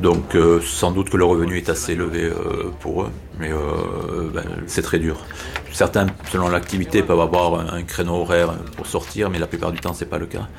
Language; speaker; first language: French; native; French